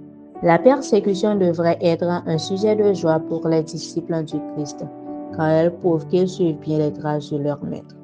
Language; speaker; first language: French; non-native, local second language; Haitian Creole